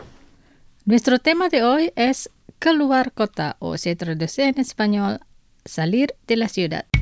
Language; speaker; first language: Spanish; non-native, fluent; Indonesian